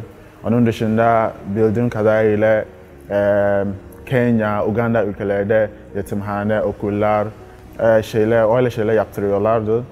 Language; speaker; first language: Turkish; non-native, fluent; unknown